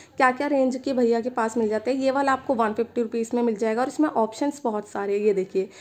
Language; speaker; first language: Hindi; native; Hindi